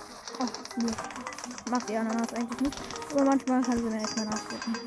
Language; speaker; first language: German; native; German